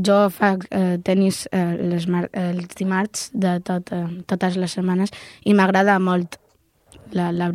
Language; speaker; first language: Catalan; non-native, local second language; Spanish